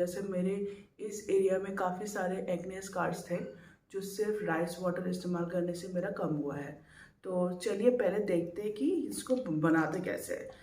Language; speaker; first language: Hindi; non-native, local second language; Assamese